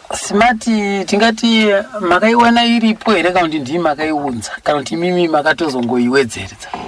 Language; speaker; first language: Shona; native; Shona